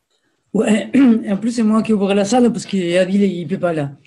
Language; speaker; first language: French; native; French